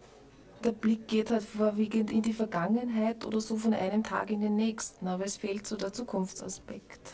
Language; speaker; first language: German; native; German